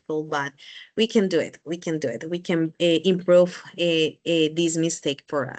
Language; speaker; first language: English; non-native, learner; Spanish